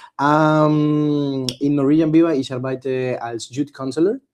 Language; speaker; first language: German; non-native, learner; Spanish